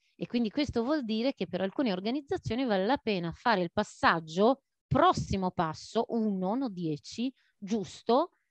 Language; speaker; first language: Italian; non-native, fluent; Maltese